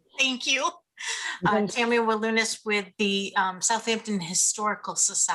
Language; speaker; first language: English; native; English